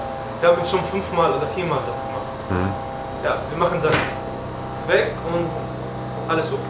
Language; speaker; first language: German; non-native, learner; Arabic